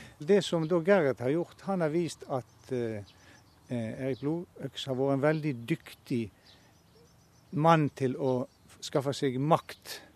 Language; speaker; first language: Norwegian; native; Norwegian